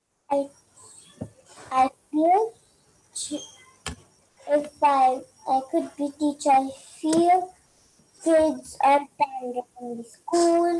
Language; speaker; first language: English; non-native, learner; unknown